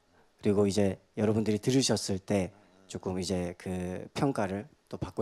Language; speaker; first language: Korean; native; Korean